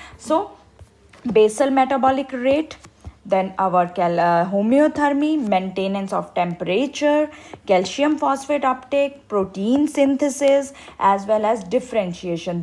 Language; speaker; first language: English; non-native, local second language; Hindi